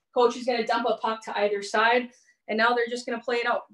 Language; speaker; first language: English; native; English